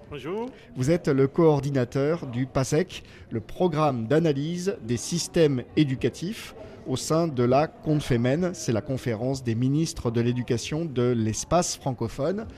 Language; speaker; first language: French; native; French